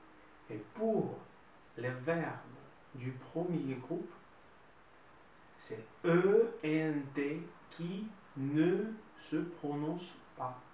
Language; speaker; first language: French; non-native, fluent; Russian